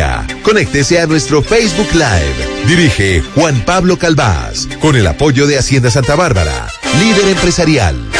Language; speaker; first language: Spanish; native; Spanish